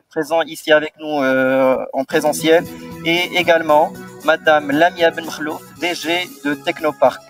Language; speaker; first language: French; non-native, local second language; Arabic